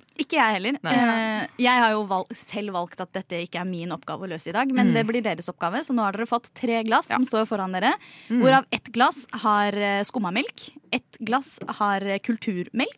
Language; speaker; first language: Norwegian; native; Norwegian